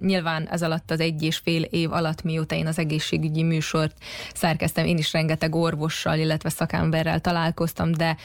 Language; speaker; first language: Hungarian; native; Hungarian